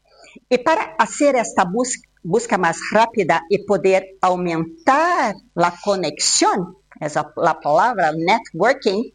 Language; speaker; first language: Spanish; non-native, fluent; Portuguese